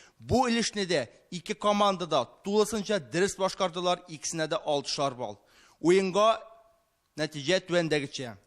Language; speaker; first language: Tatar; native; Tatar